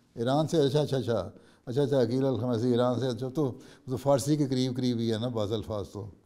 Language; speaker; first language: Urdu; native; Urdu